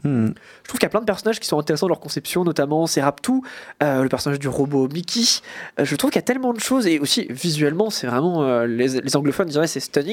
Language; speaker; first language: French; native; French